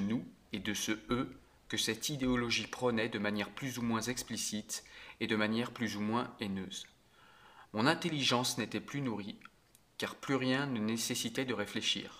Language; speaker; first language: French; native; French